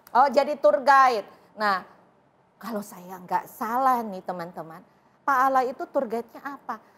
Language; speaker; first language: Indonesian; native; Indonesian